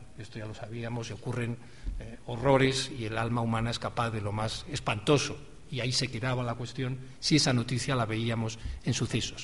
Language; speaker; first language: Spanish; native; Spanish